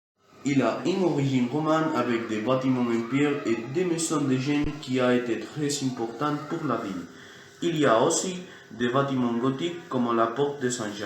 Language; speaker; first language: French; non-native, learner; Spanish